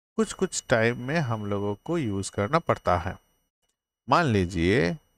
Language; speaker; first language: Hindi; native; Hindi